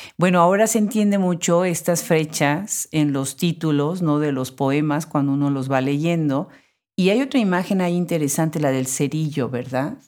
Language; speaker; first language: Spanish; native; Spanish